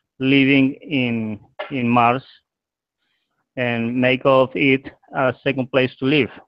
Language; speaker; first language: English; non-native, learner; Spanish